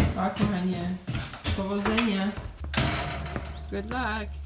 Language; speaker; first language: Polish; early bilingual, heritage; English